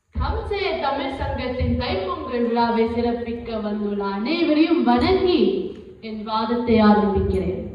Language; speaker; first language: Tamil; early bilingual, heritage; Tamil